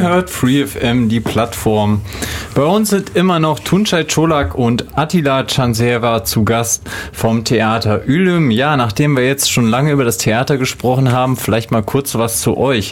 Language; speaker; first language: German; native; German